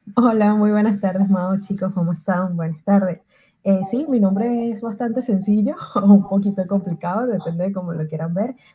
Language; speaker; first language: Spanish; native; Spanish